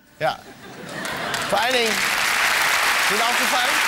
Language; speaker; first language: German; native; German